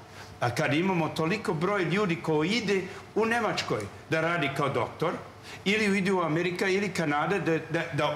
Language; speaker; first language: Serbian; non-native, learner; English